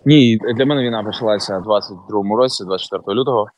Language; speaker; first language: Ukrainian; native; Ukrainian